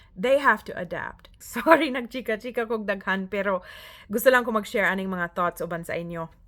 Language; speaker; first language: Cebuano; non-native, fluent; English